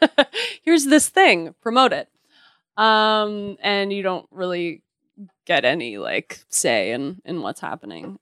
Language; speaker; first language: English; native; English